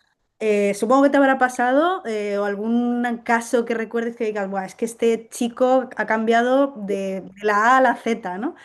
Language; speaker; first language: Spanish; native; Spanish